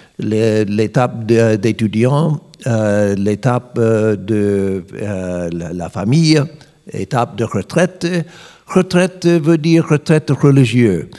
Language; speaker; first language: French; non-native, learner; English